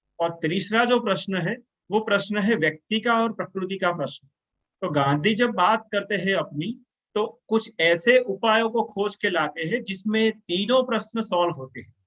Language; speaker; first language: Hindi; non-native, local second language; Gujarati